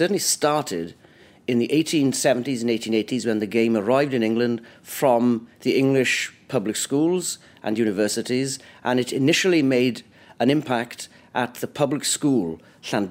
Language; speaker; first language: English; native; English